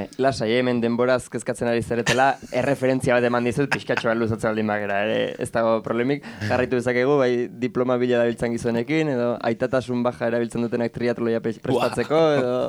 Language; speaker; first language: Basque; native; Basque